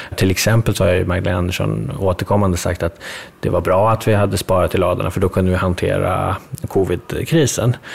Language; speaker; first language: Swedish; early bilingual, other home language; Persian